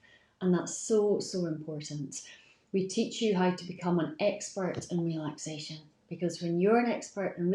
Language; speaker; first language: English; native; English